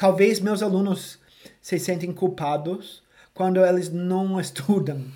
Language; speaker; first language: Portuguese; non-native, fluent; English